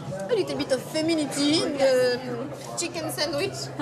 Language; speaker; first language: English; non-native, fluent; French